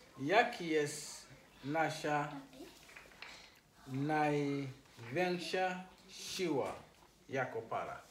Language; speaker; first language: Polish; non-native, learner; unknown